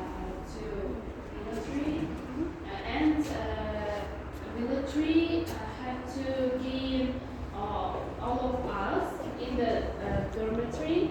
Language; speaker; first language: English; non-native, learner; Uzbek